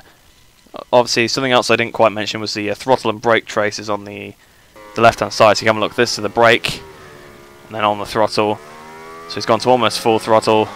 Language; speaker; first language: English; native; English